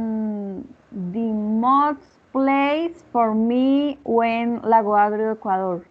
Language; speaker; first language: English; non-native, learner; Spanish